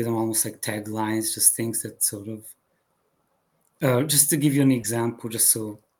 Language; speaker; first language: English; non-native, fluent; Hungarian